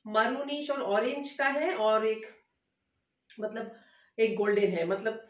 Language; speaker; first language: Hindi; non-native, local second language; Bangla